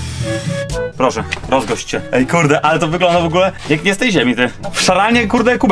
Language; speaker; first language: Polish; native; Polish